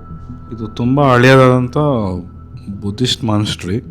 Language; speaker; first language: Kannada; native; Kannada